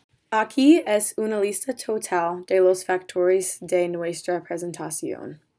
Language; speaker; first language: Spanish; non-native, learner; English